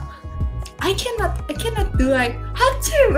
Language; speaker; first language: English; non-native, learner; Indonesian